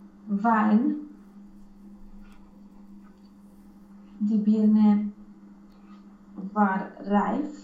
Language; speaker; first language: German; non-native, learner; Romanian